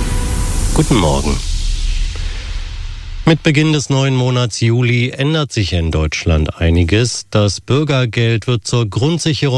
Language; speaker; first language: German; native; German